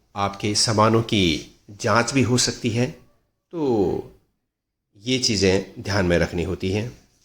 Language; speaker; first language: Hindi; non-native, local second language; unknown